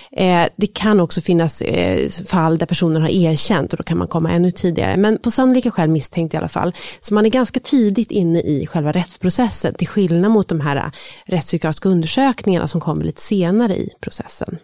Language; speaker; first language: Swedish; native; Swedish